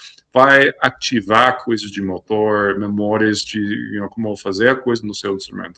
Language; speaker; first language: Portuguese; non-native, fluent; English